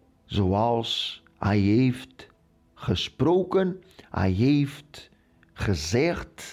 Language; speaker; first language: Dutch; non-native, local second language; Portuguese